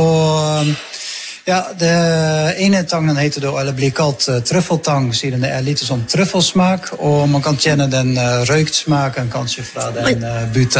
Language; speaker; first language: Norwegian; non-native, fluent; Dutch